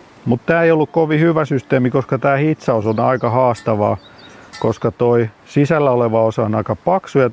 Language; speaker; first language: Finnish; native; Finnish